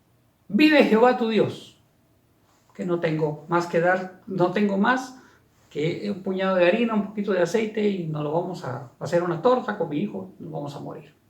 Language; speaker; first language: Spanish; native; Spanish